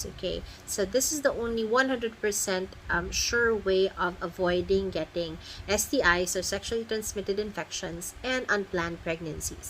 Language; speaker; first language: English; non-native, local second language; Filipino